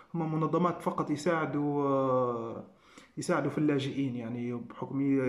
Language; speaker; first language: Arabic; native; Arabic